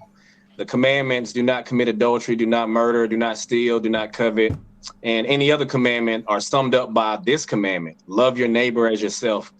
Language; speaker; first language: English; native; English